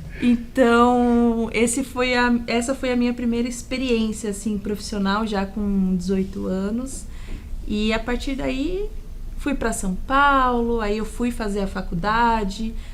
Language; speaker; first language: Portuguese; native; Portuguese